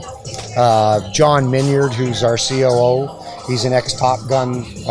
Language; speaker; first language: English; native; English